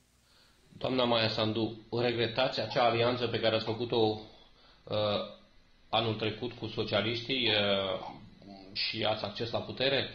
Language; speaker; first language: Romanian; native; Romanian